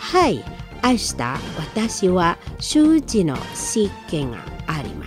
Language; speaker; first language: Japanese; non-native, fluent; Indonesian